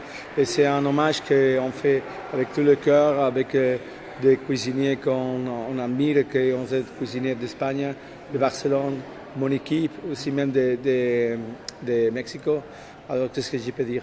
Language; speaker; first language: French; non-native, fluent; Spanish